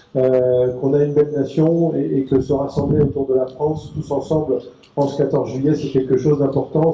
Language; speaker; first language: French; native; French